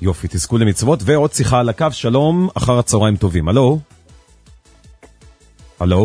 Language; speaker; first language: Hebrew; native; Hebrew